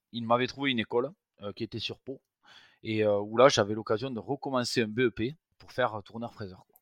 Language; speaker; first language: French; native; French